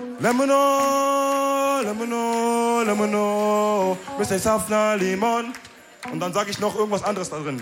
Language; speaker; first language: German; early bilingual, other home language; Wolof